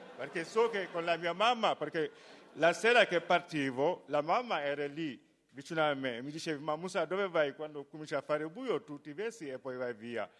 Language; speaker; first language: Italian; non-native, fluent; Wolof